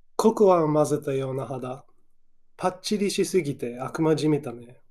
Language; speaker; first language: Japanese; non-native, fluent; English